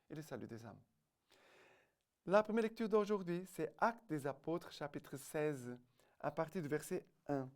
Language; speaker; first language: French; non-native, fluent; Portuguese